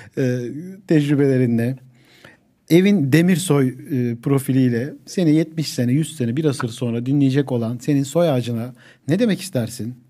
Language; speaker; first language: Turkish; native; Turkish